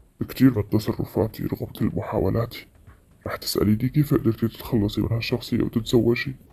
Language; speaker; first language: Arabic; native; Arabic